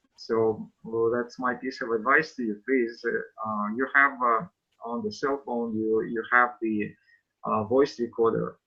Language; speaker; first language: English; non-native, fluent; Russian